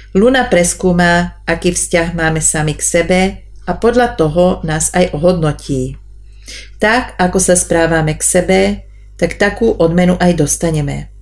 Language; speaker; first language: Slovak; non-native, local second language; Hungarian